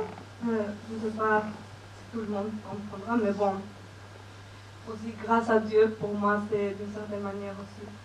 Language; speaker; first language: French; non-native, fluent; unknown